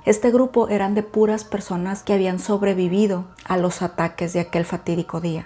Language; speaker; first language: Spanish; native; Spanish